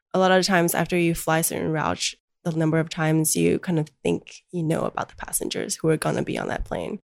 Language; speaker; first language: English; early bilingual, other home language; Chinese